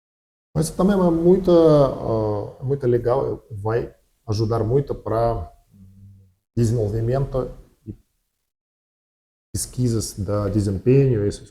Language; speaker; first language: Portuguese; non-native, learner; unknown